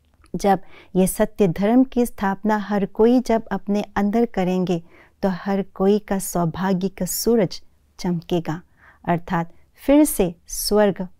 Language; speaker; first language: Hindi; native; Hindi